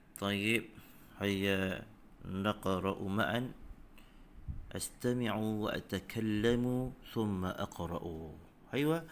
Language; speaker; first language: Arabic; non-native, fluent; Malay